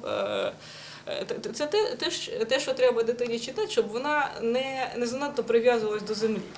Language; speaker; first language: Ukrainian; native; Ukrainian